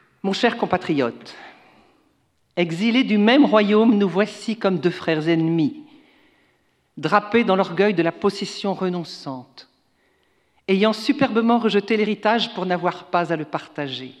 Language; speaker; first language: French; native; French